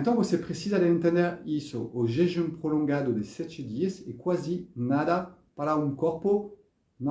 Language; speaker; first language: Portuguese; non-native, fluent; French